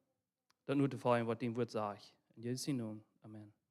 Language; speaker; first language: German; non-native, learner; Low German